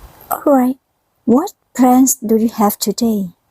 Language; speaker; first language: English; non-native, learner; Thai